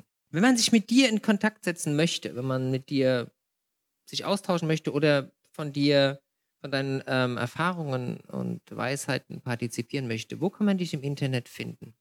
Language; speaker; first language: German; native; German